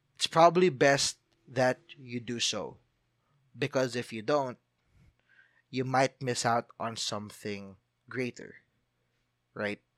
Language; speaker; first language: English; non-native, local second language; Filipino